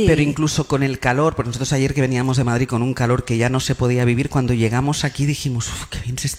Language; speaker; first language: Spanish; native; Spanish